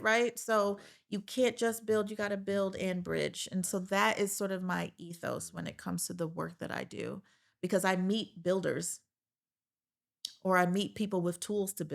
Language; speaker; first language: English; native; English